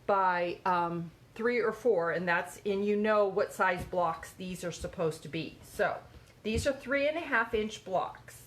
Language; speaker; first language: English; native; English